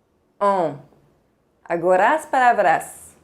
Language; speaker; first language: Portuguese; non-native, fluent; French